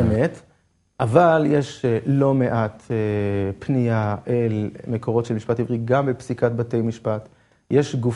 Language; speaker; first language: Hebrew; native; Hebrew